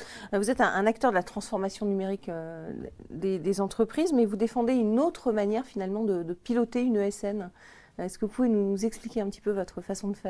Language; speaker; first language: French; native; French